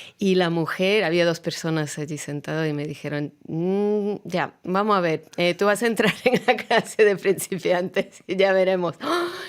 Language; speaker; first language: Spanish; non-native, fluent; Russian